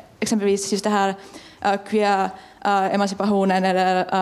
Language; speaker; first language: Swedish; non-native, fluent; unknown